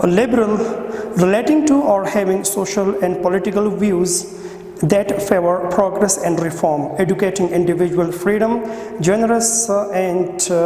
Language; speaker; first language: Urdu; non-native, local second language; Pashto